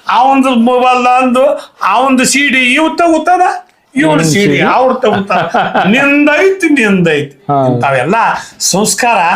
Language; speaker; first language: Kannada; native; Kannada